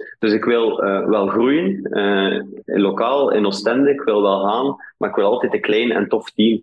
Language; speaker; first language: Dutch; native; Dutch